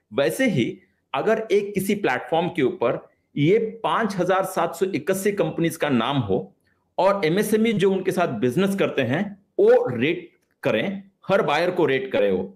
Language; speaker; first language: Hindi; non-native, local second language; Marathi